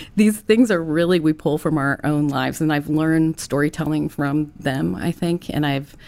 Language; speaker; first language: English; native; English